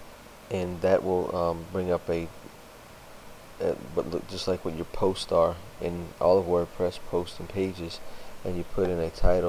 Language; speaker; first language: English; native; English